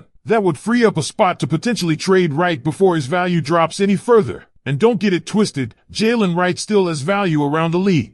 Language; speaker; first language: English; native; English